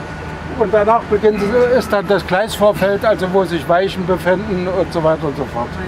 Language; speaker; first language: German; native; German